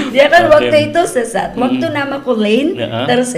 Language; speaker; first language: Indonesian; non-native, learner; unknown